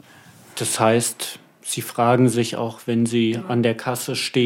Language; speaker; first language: German; native; German